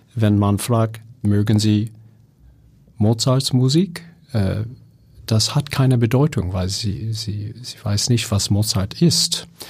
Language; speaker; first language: German; non-native, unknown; English